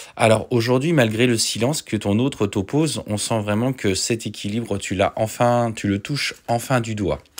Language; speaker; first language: French; native; French